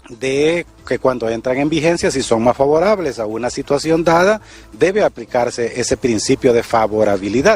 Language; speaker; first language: Spanish; native; Spanish